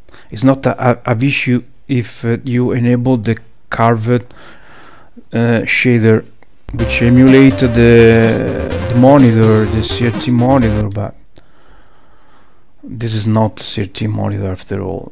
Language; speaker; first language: English; non-native, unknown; Italian